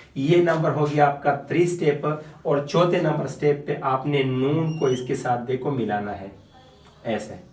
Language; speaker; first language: Urdu; non-native, local second language; Pashto